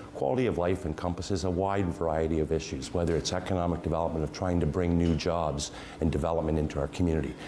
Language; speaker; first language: English; native; English